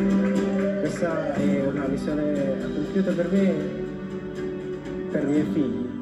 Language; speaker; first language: Italian; non-native, learner; Filipino